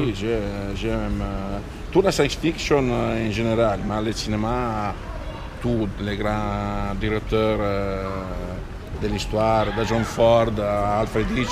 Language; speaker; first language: French; non-native, fluent; Italian